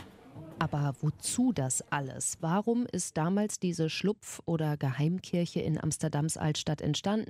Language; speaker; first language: German; native; German